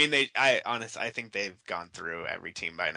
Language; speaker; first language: English; native; English